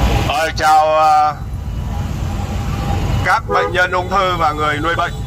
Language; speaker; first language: Vietnamese; native; Vietnamese